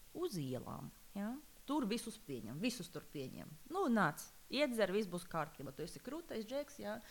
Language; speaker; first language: Latvian; non-native, local second language; Russian